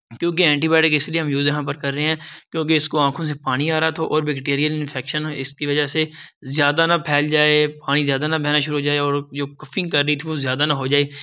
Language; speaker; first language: Urdu; non-native, local second language; Punjabi